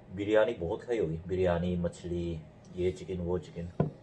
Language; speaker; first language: Hindi; non-native, fluent; Korean